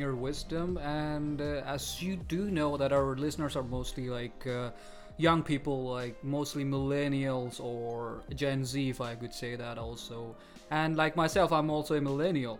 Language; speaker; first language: English; non-native, local second language; Malayalam